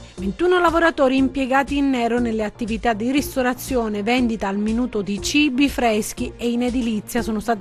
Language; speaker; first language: Italian; native; Italian